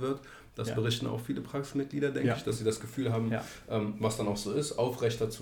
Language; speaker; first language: German; native; German